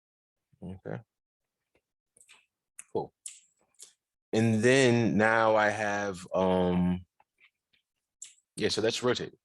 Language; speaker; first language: English; native; English